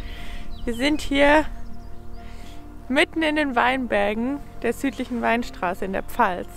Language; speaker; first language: German; native; German